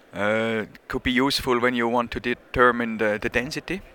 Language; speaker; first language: English; non-native, fluent; German